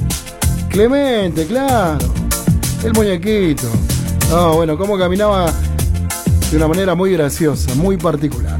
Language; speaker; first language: Spanish; native; Spanish